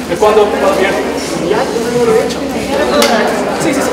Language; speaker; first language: Spanish; non-native, learner; Chinese